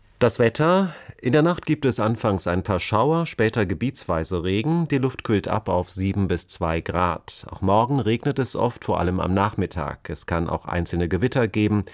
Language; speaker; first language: German; native; German